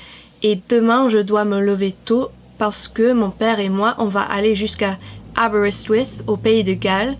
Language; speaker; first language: French; non-native, fluent; English